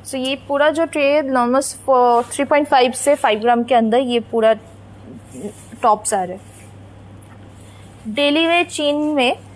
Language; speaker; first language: Hindi; non-native, local second language; Bangla